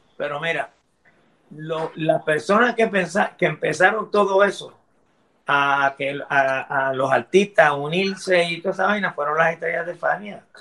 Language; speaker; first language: Spanish; early bilingual, heritage; Spanish